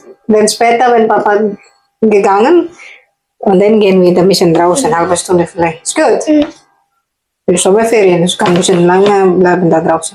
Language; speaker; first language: German; non-native, learner; Indonesian